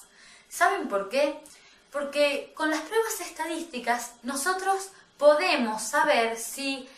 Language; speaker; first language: Spanish; native; Spanish